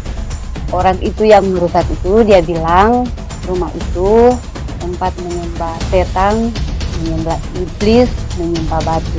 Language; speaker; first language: Indonesian; non-native, local second language; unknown